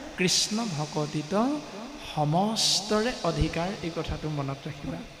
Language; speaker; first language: Assamese; native; Assamese